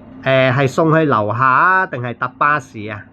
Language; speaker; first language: Cantonese; native; Cantonese